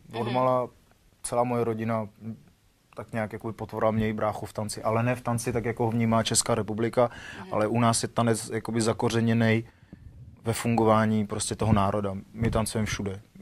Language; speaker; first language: Czech; early bilingual, other home language; Armenian